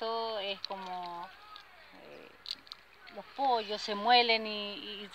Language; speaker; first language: Spanish; native; Spanish